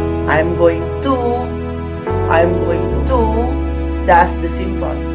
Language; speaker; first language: English; non-native, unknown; Indonesian